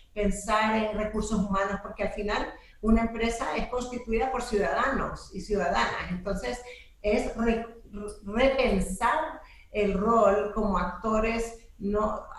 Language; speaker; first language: Spanish; native; Spanish